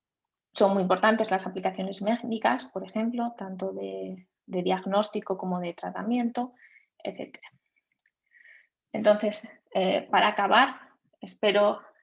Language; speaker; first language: Spanish; native; Spanish